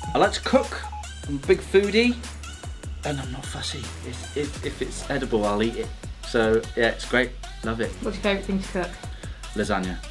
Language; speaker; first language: English; native; English